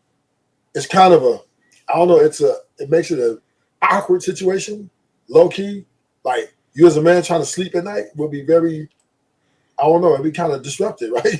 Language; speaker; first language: English; native; English